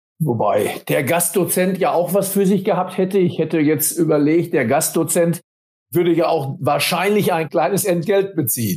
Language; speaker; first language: German; native; German